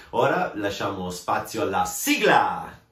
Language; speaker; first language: Italian; native; Italian